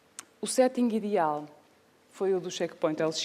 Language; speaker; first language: Portuguese; native; Portuguese